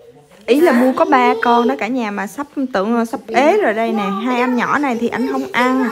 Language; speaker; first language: Vietnamese; native; Vietnamese